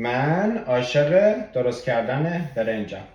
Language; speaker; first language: Persian; early bilingual, heritage; Persian